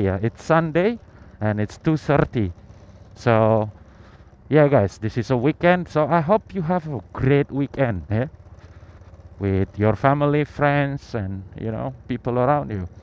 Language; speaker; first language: English; non-native, learner; Indonesian